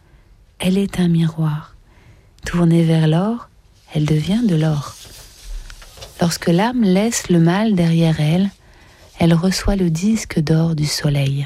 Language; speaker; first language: French; native; French